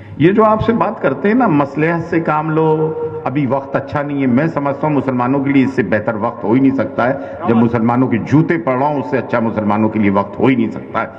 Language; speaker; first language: Urdu; native; Urdu